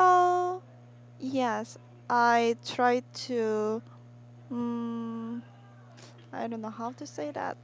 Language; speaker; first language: English; non-native, learner; Korean